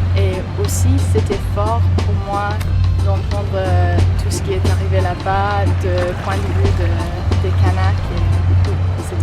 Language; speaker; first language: French; non-native, fluent; English